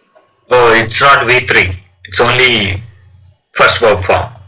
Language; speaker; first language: English; non-native, learner; Telugu